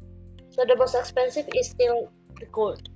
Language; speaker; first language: English; non-native, learner; Indonesian